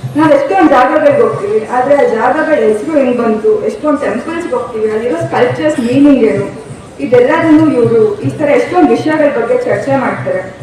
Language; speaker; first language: Kannada; native; Kannada